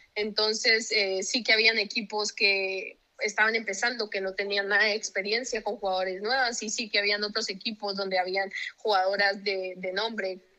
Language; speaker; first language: Spanish; native; Spanish